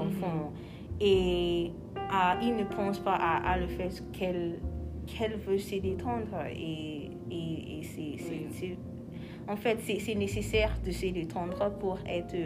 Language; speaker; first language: French; non-native, learner; English